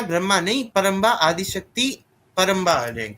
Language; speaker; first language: Hindi; native; Hindi